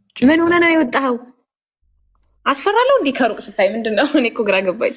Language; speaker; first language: Amharic; native; Amharic